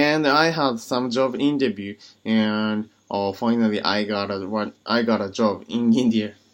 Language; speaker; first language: English; non-native, learner; Japanese